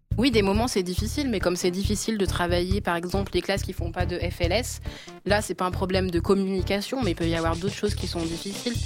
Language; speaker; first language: French; native; French